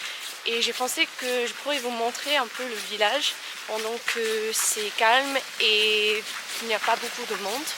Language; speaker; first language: French; non-native, fluent; English